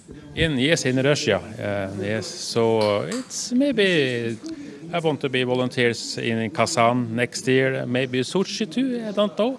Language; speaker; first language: English; non-native, learner; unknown